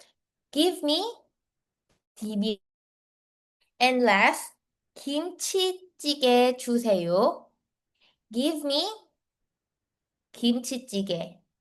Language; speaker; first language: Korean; non-native, fluent; Filipino